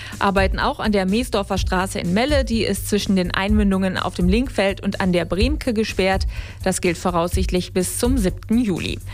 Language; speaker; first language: German; native; German